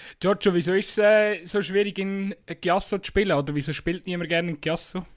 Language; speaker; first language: German; native; German